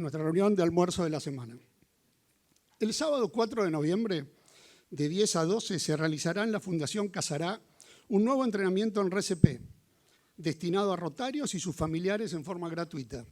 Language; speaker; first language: Spanish; native; Spanish